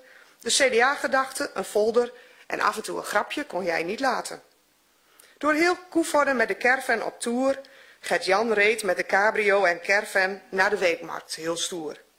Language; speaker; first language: Dutch; native; Dutch